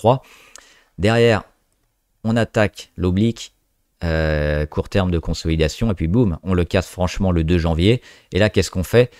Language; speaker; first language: French; native; French